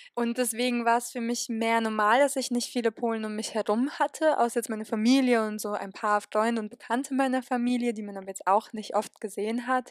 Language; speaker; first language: German; early bilingual, other home language; Polish